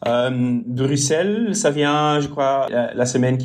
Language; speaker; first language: French; non-native, local second language; Dutch